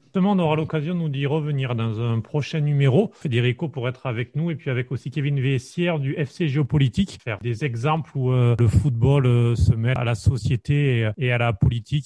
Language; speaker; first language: French; native; French